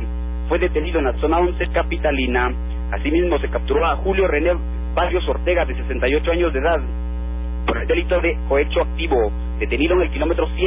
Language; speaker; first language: Spanish; native; Spanish